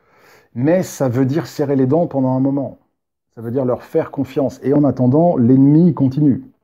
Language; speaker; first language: French; native; French